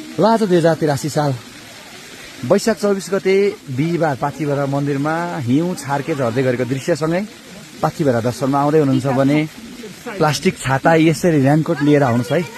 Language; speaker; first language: Nepali; native; Nepali